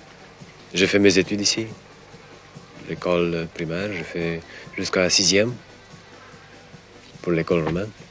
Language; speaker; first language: French; non-native, fluent; Romanian